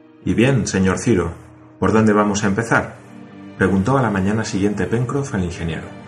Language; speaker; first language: Spanish; native; Spanish